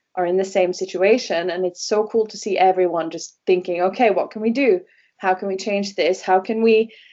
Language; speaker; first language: English; non-native, fluent; Norwegian